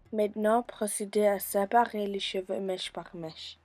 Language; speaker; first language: French; non-native, fluent; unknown